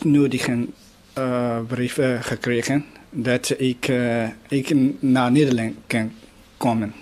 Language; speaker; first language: Dutch; non-native, learner; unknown